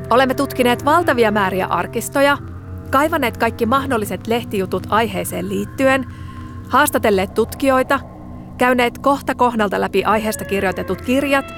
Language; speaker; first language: Finnish; native; Finnish